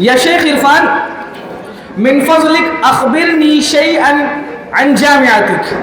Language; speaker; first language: Arabic; non-native, learner; Urdu